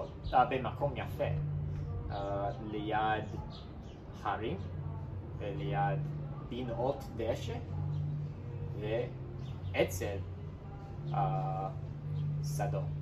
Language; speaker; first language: Hebrew; non-native, learner; English